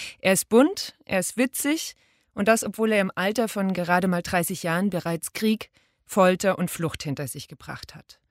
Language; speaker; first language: German; native; German